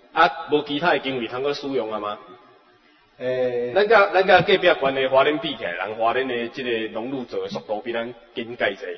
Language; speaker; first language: Chinese; native; Chinese